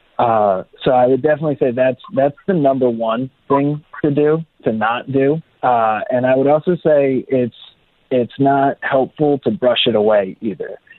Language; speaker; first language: English; native; English